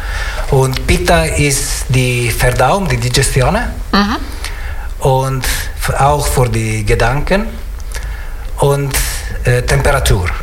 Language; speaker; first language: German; non-native, learner; Italian